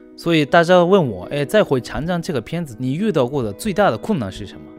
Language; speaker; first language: Chinese; non-native, fluent; Japanese